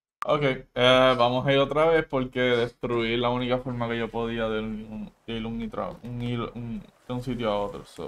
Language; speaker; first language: Spanish; early bilingual, heritage; Spanish